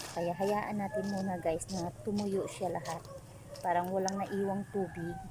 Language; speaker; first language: Filipino; non-native, local second language; Hiligaynon